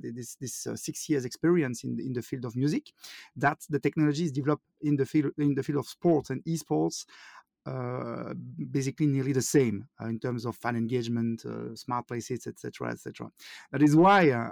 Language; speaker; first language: English; non-native, fluent; French